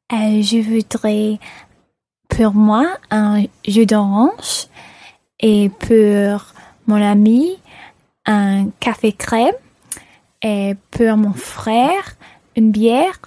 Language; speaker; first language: French; non-native, learner; English